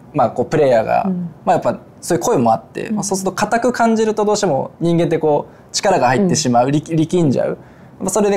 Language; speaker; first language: Japanese; native; Japanese